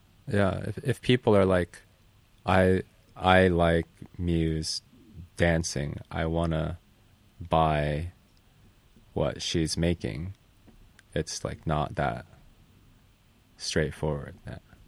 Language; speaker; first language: English; native; English